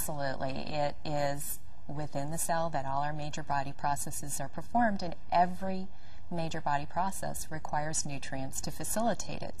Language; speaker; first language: English; native; English